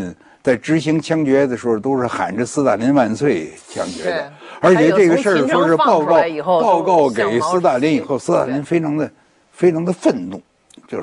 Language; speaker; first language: Chinese; native; Chinese